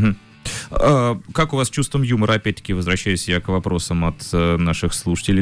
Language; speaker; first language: Russian; native; Russian